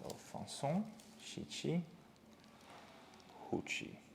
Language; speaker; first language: Chinese; non-native, learner; English